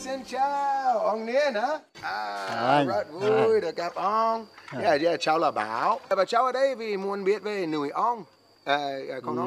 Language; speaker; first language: Vietnamese; non-native, fluent; English